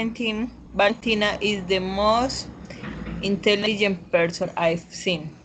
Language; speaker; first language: English; non-native, learner; Spanish